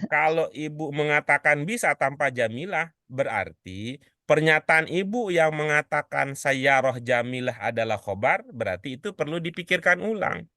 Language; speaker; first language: Indonesian; native; Indonesian